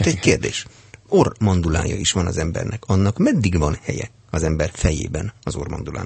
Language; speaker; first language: Hungarian; native; Hungarian